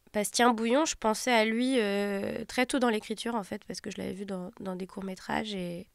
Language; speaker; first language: French; native; French